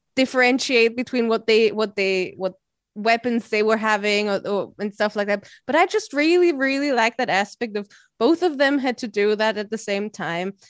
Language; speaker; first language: English; non-native, fluent; German